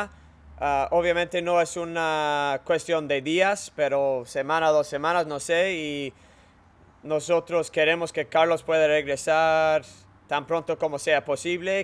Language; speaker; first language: Spanish; non-native, fluent; English